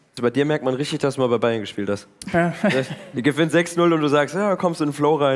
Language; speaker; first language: German; native; German